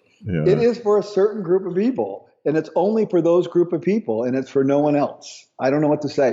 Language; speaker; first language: English; native; English